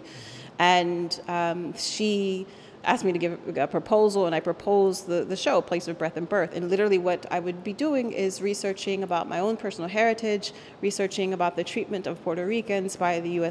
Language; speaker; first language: English; early bilingual, other home language; Spanish